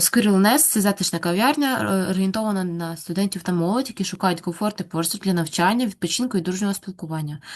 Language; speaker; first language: Ukrainian; native; Ukrainian